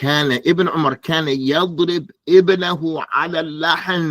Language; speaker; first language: Arabic; non-native, fluent; English